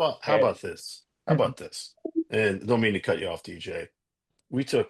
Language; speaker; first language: English; native; English